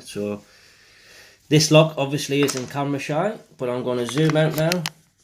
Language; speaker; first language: English; native; English